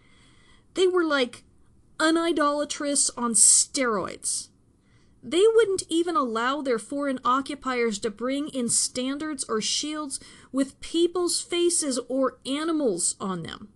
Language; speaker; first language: English; native; English